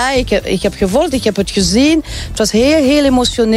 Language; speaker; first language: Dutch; non-native, local second language; French